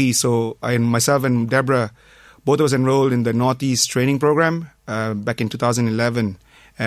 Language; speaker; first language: English; non-native, local second language; Tamil